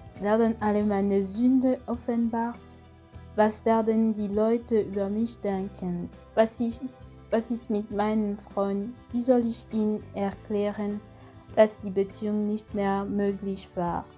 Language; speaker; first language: German; non-native, fluent; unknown